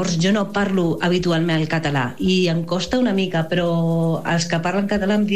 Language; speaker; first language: Catalan; non-native, local second language; Spanish